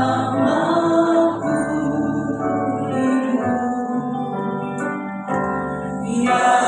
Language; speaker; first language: Indonesian; native; Indonesian